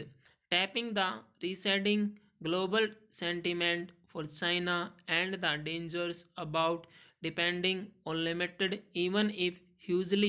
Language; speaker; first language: English; non-native, local second language; Hindi